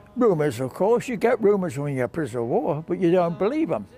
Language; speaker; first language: English; native; English